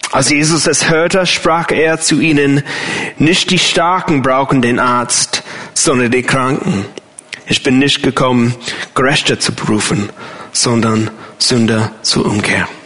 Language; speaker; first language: German; non-native, fluent; English